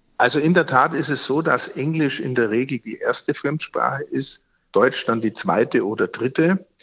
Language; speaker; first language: German; native; German